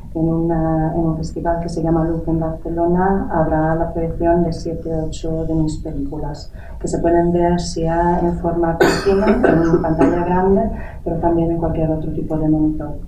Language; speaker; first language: Spanish; native; Spanish